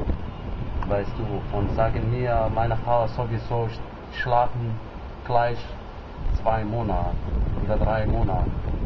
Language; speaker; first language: German; non-native, learner; Arabic